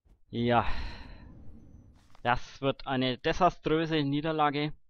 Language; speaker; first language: German; native; German